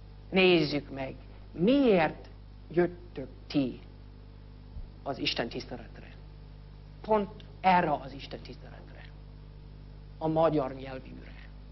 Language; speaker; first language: Hungarian; non-native, fluent; English